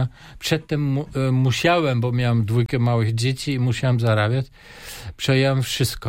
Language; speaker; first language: Polish; non-native, fluent; German